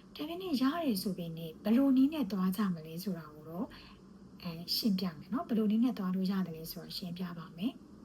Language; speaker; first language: Burmese; native; Burmese